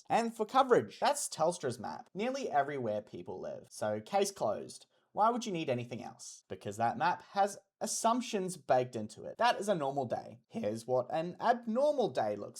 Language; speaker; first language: English; native; English